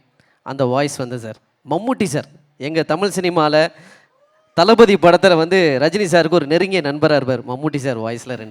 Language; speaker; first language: Tamil; native; Tamil